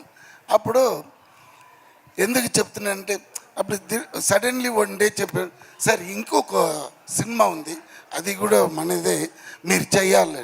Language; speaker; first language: Telugu; non-native, learner; Tamil